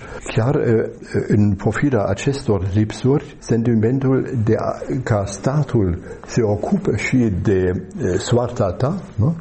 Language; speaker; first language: Romanian; non-native, fluent; German